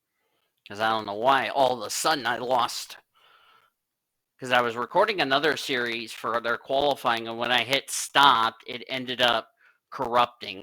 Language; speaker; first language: English; native; English